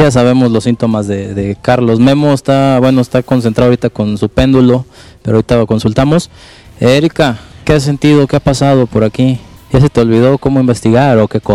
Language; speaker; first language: Spanish; native; Spanish